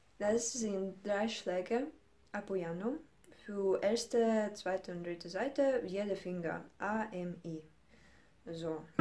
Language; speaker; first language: German; non-native, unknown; Ukrainian